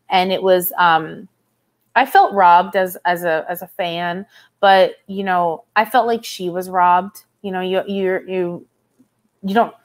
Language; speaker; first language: English; native; English